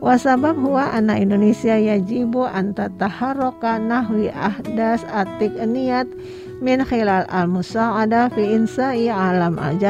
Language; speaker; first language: Arabic; non-native, fluent; Indonesian